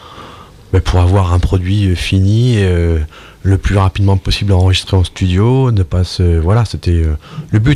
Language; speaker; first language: French; native; French